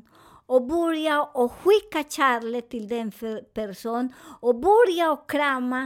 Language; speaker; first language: Swedish; non-native, fluent; Spanish